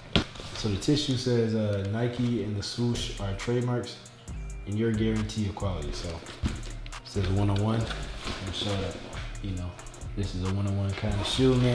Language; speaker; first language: English; native; English